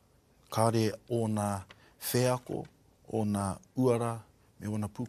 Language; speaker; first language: Māori; non-native, learner; English